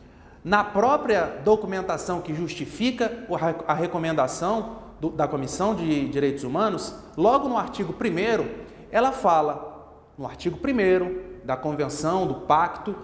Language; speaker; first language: Portuguese; native; Portuguese